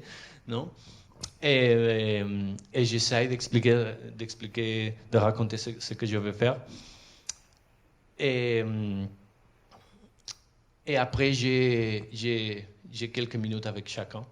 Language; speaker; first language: French; non-native, fluent; Catalan